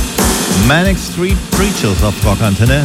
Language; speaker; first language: German; native; German